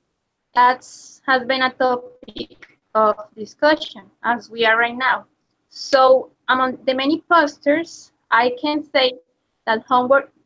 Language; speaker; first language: English; non-native, learner; Spanish